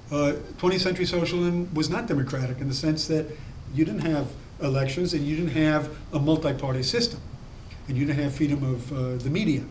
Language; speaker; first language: English; native; English